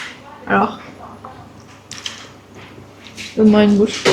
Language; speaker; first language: French; early bilingual, other home language; Chinese